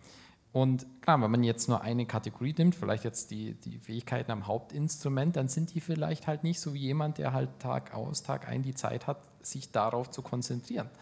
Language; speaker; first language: German; native; German